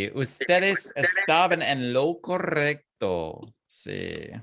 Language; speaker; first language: Spanish; non-native, fluent; English